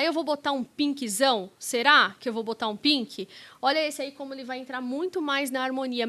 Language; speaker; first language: Portuguese; native; Portuguese